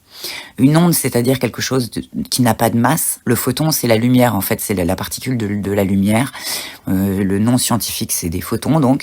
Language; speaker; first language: French; native; French